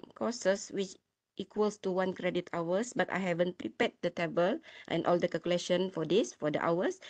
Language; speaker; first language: English; non-native, local second language; Malay